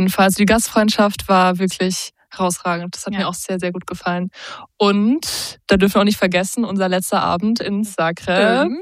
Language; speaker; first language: German; native; German